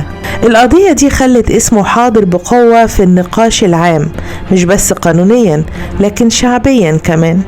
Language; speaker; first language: Arabic; native; Arabic